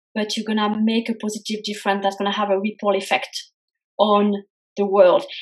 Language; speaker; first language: English; non-native, fluent; French